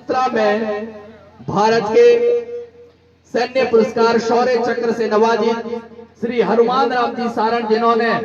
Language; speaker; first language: Hindi; native; Hindi